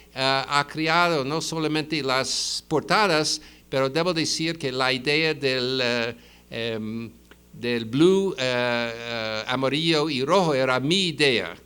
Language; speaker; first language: Spanish; non-native, fluent; English